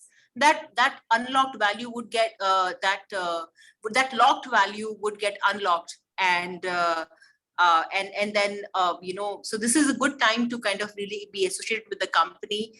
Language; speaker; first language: English; non-native, local second language; Hindi